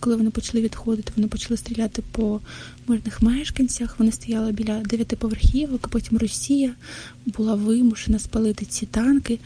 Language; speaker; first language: Ukrainian; non-native, local second language; Russian